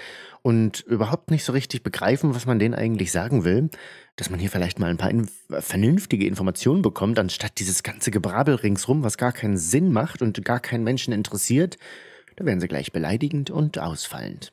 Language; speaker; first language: German; native; German